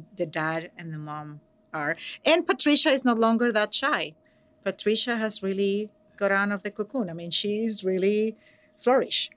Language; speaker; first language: English; non-native, fluent; Spanish